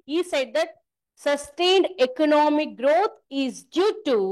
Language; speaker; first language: English; non-native, local second language; Kannada